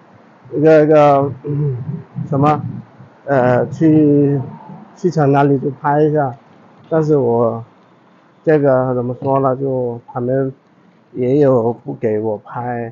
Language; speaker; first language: Chinese; non-native, fluent; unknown